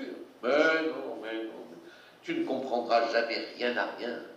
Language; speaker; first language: French; native; French